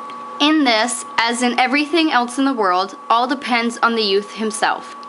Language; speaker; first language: English; native; English